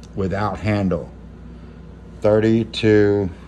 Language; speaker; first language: English; native; English